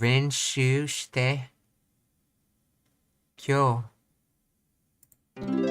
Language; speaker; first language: Japanese; non-native, learner; English